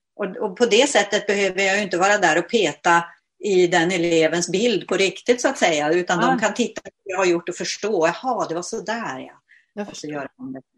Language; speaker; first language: Swedish; native; Swedish